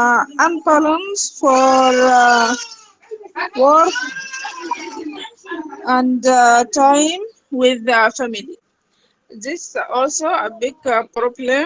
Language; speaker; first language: English; non-native, learner; Arabic